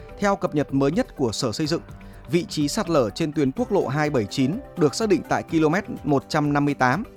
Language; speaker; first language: Vietnamese; native; Vietnamese